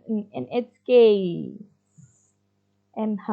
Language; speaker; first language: Japanese; non-native, fluent; Indonesian